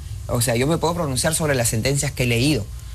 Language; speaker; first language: Spanish; native; Spanish